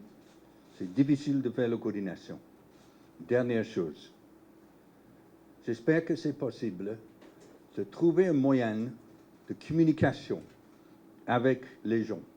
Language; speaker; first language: French; non-native, learner; English